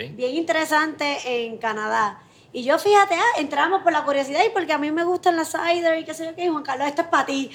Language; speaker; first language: Spanish; native; Spanish